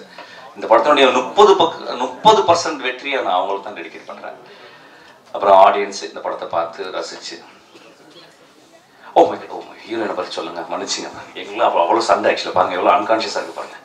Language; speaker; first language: Tamil; native; Tamil